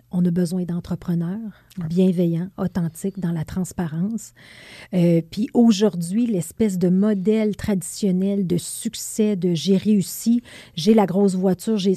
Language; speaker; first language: French; native; French